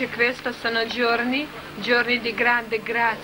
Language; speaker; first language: Italian; non-native, learner; Croatian